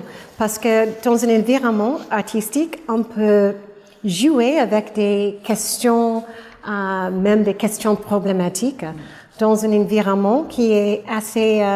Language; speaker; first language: French; non-native, fluent; English